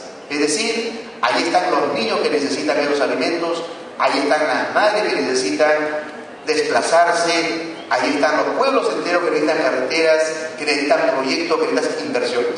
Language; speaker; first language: Spanish; native; Spanish